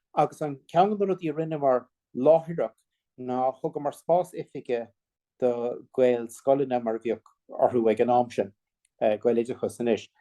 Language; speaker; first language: Irish; non-native, local second language; English